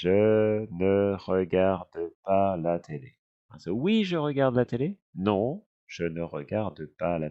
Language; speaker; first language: French; non-native, fluent; English